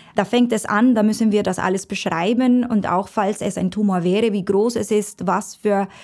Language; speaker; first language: German; non-native, fluent; Spanish